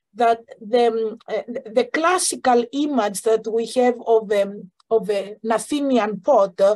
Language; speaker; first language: English; non-native, fluent; Greek